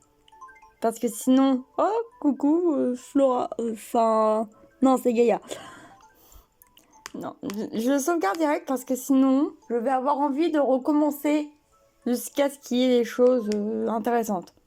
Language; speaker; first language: French; native; French